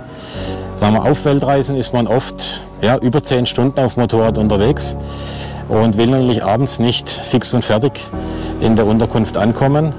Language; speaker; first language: German; native; German